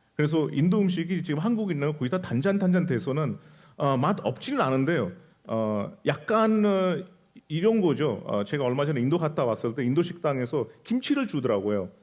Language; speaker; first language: Korean; non-native, fluent; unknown